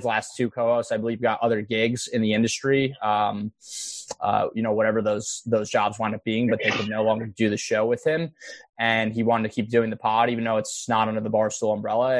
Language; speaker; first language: English; native; English